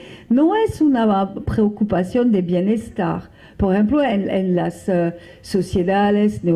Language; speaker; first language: Spanish; non-native, fluent; French